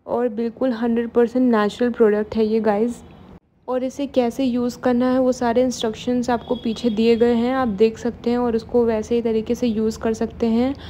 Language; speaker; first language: Hindi; native; Hindi